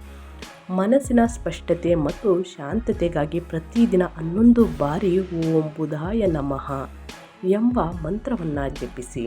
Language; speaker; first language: Kannada; native; Kannada